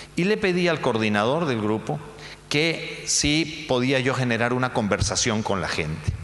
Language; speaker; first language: Spanish; native; Spanish